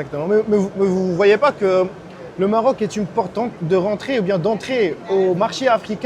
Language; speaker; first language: French; non-native, local second language; Arabic